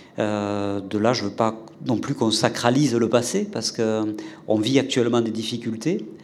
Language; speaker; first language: French; native; French